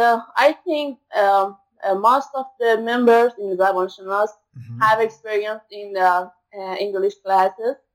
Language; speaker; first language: English; non-native, learner; Persian